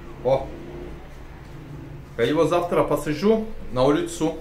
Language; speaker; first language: Russian; non-native, learner; Turkish